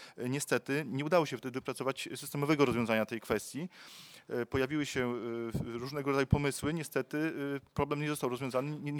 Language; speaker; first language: Polish; native; Polish